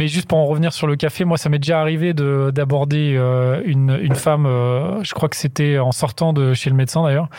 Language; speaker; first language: French; native; French